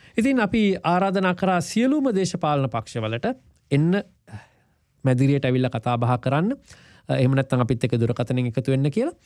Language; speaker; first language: Sinhala; native; Sinhala